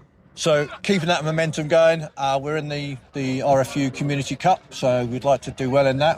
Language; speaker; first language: English; native; English